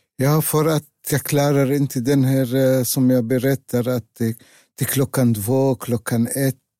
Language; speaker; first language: Swedish; non-native, learner; Arabic